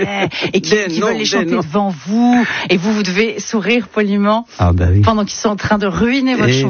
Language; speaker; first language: French; native; French